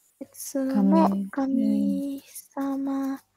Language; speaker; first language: Japanese; non-native, learner; Indonesian